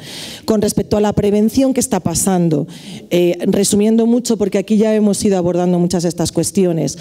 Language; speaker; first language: Spanish; native; Spanish